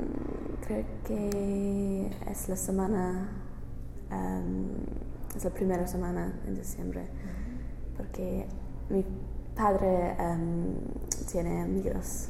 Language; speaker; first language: Spanish; non-native, learner; English